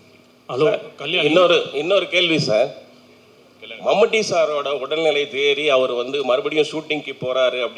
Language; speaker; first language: Tamil; native; Tamil